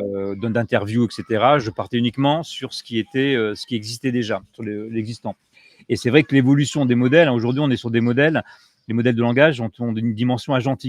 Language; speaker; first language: French; native; French